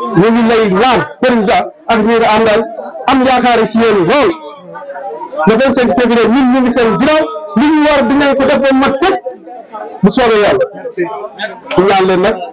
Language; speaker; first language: Wolof; non-native, local second language; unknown